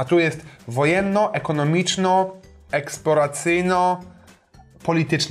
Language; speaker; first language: Polish; native; Polish